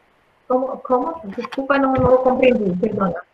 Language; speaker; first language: Spanish; non-native, learner; Portuguese